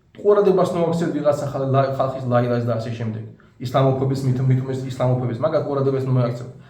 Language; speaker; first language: Georgian; non-native, local second language; Azerbaijani